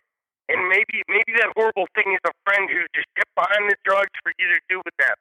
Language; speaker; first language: English; native; English